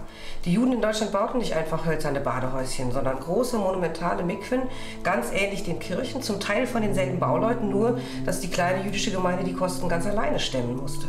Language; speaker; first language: German; native; German